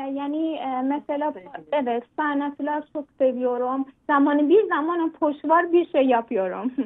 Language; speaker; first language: Turkish; non-native, learner; Persian